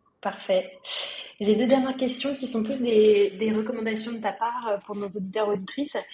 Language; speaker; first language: French; native; French